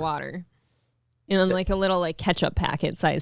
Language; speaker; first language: English; native; English